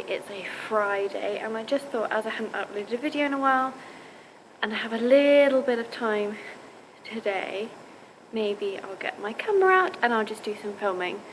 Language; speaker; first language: English; native; English